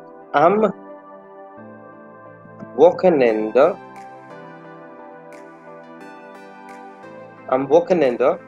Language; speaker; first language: German; non-native, learner; Hindi